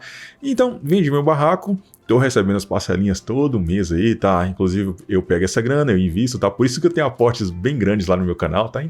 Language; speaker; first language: Portuguese; native; Portuguese